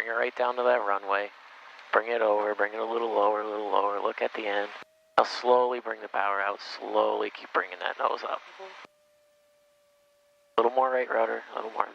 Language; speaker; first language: English; native; English